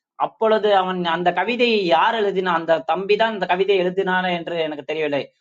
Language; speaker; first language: Tamil; non-native, local second language; Urdu